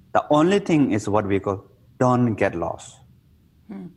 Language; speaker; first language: English; non-native, local second language; Tibetan